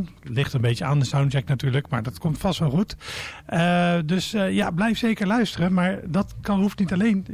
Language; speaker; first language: Dutch; native; Dutch